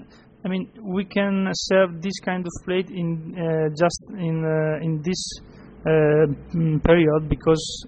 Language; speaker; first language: English; non-native, fluent; Italian